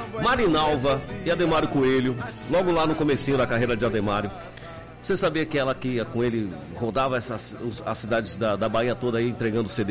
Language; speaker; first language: Portuguese; native; Portuguese